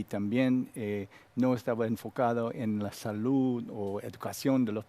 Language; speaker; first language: Spanish; non-native, learner; Korean